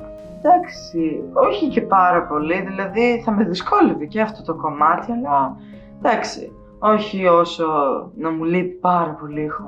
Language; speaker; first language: Greek; early bilingual, other home language; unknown